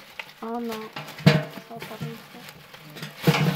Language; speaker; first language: French; non-native, learner; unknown